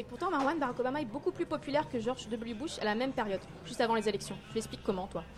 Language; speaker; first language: French; native; French